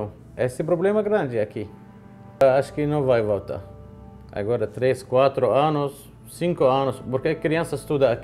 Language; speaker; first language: Portuguese; non-native, learner; Arabic